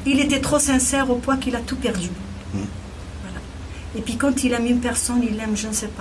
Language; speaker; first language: French; non-native, local second language; Kabyle